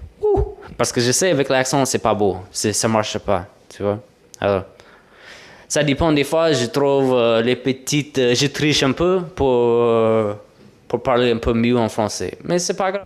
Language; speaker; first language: French; non-native, fluent; English